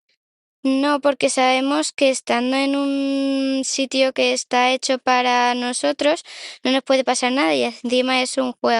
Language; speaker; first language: Spanish; native; Spanish